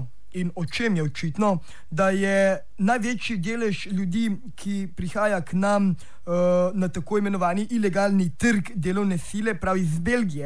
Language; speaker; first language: Slovenian; native; Slovenian